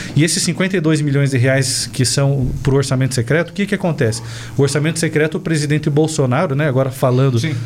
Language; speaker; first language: Portuguese; native; Portuguese